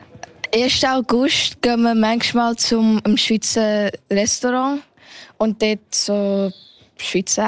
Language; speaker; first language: German; early bilingual, heritage; German